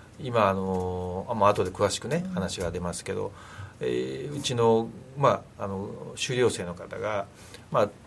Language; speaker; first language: Japanese; native; Japanese